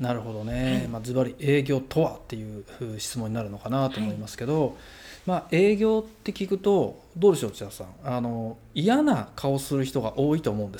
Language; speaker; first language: Japanese; native; Japanese